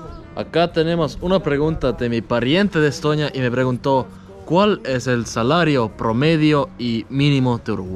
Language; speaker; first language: Spanish; non-native, fluent; Estonian